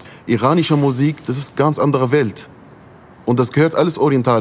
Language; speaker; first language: German; non-native, fluent; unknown